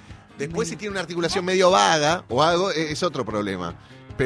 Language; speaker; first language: Spanish; native; Spanish